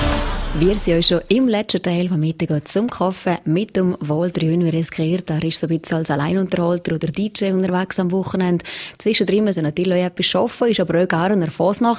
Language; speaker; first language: German; native; German